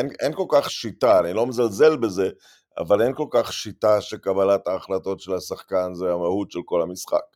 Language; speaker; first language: Hebrew; native; Hebrew